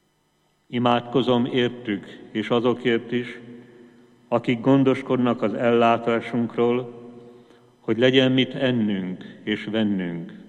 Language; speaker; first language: Hungarian; native; Hungarian